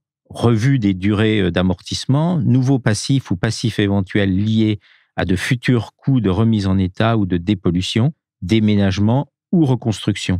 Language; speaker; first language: French; native; French